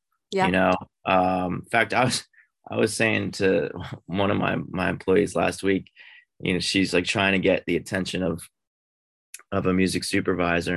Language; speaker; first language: English; native; English